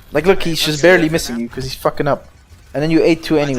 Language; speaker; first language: English; non-native, fluent; German